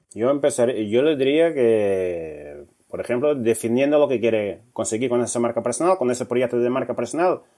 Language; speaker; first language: Spanish; non-native, fluent; Portuguese